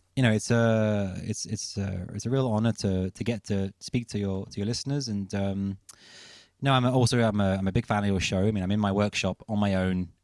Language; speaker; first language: English; native; English